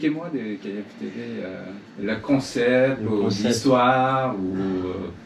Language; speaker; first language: French; non-native, learner; Korean